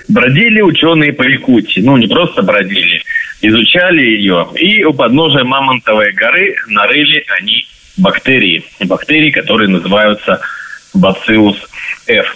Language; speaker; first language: Russian; native; Russian